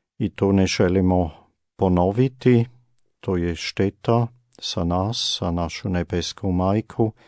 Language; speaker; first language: Croatian; non-native, fluent; German